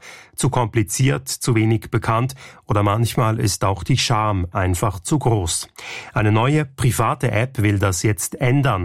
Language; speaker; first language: German; native; German